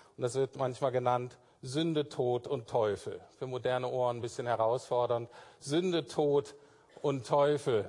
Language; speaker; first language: German; native; German